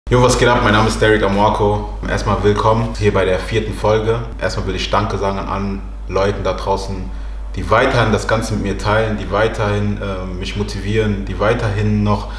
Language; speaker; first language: German; early bilingual, other home language; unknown